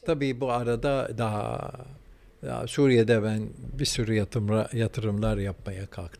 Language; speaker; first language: Turkish; early bilingual, heritage; Turkish